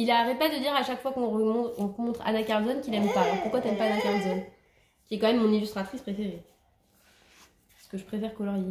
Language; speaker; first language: French; native; French